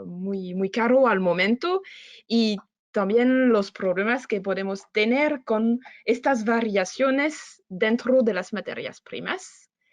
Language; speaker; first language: Spanish; non-native, fluent; French